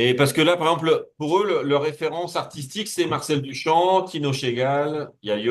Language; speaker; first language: French; native; French